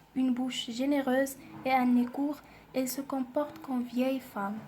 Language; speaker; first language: French; non-native, local second language; Arabic